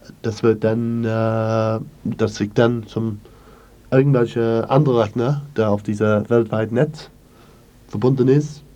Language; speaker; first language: German; non-native, learner; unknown